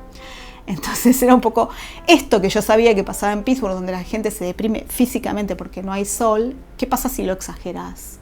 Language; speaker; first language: Spanish; native; Spanish